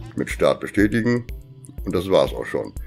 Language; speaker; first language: German; native; German